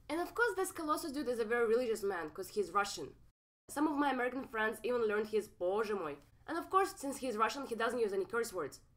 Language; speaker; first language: English; non-native, fluent; Russian